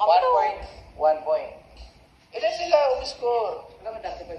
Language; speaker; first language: Filipino; native; Filipino